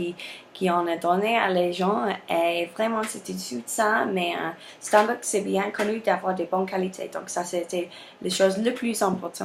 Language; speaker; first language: French; non-native, learner; English